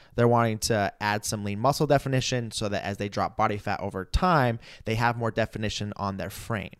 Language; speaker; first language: English; native; English